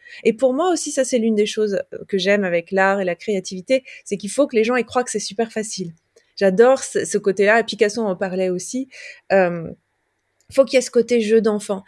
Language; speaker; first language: French; native; French